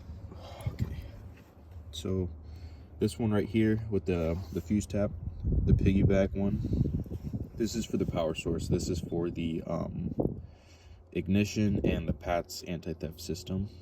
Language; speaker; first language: English; native; English